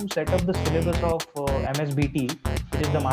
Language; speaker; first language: English; non-native, local second language; Marathi